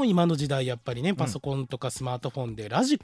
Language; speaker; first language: Japanese; native; Japanese